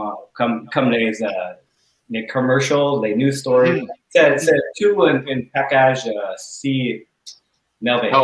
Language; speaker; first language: French; non-native, learner; English